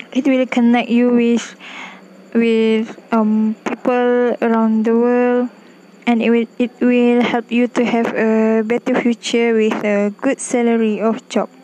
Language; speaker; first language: English; non-native, local second language; Malay